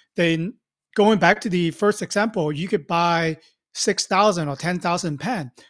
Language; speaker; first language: English; non-native, local second language; Cantonese